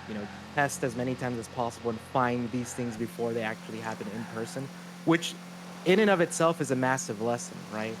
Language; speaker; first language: English; native; English